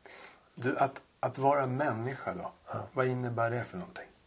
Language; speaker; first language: Swedish; native; Swedish